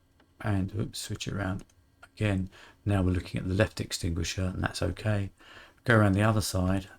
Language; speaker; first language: English; native; English